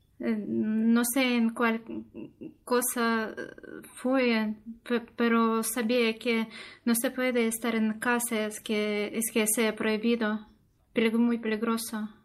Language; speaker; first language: Spanish; non-native, learner; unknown